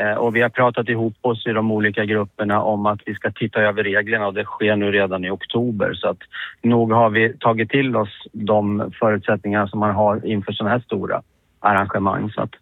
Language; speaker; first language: Swedish; native; Swedish